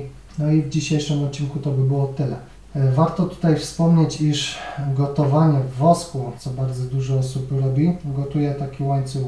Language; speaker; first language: Polish; native; Polish